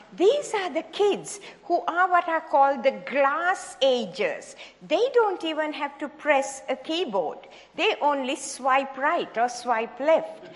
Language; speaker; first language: English; non-native, local second language; Sinhala